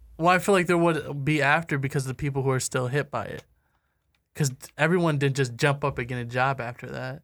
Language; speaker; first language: English; native; English